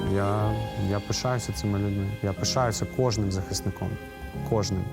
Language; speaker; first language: Ukrainian; native; Ukrainian